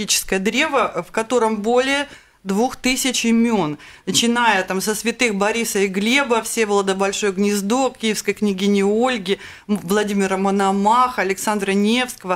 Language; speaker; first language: Russian; native; Russian